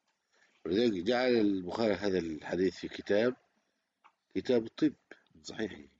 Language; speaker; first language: Arabic; native; Arabic